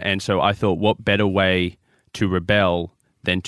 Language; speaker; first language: English; native; English